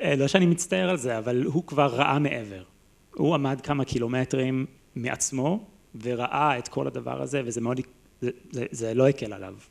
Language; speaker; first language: Hebrew; non-native, fluent; English